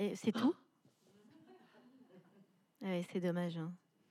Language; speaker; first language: French; native; French